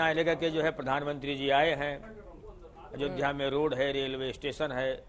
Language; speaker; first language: Hindi; native; Hindi